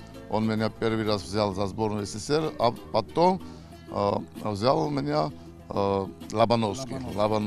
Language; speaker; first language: Russian; non-native, local second language; Georgian